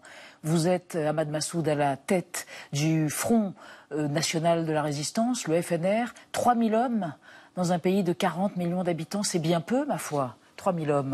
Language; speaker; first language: French; native; French